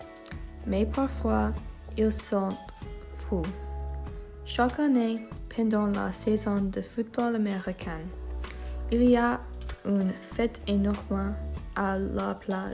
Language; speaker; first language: French; non-native, learner; English